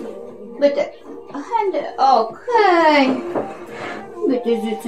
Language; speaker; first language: German; non-native, learner; Polish